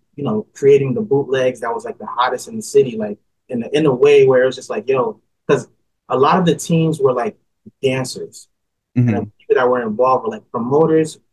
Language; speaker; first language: English; native; English